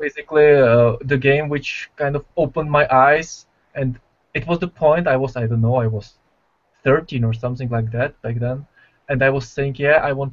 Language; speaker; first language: English; non-native, fluent; Czech